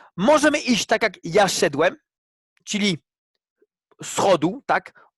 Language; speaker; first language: Polish; non-native, fluent; French